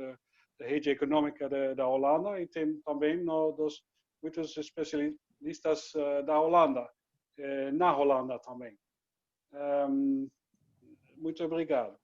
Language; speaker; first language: Portuguese; non-native, learner; Dutch